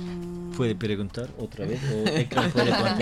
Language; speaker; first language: Spanish; non-native, learner; Turkish